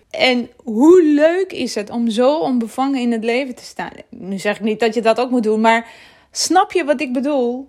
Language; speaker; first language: Dutch; non-native, fluent; Armenian